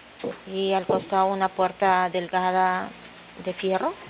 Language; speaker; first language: Spanish; native; Spanish